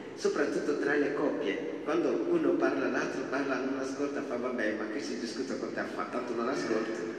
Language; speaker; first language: Italian; non-native, fluent; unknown